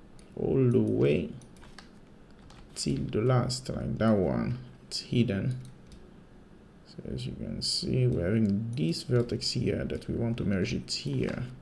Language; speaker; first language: English; non-native, fluent; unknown